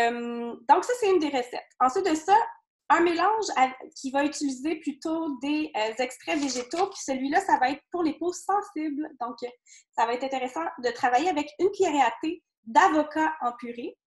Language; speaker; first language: French; native; French